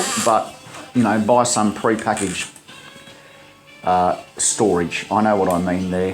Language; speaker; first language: English; native; English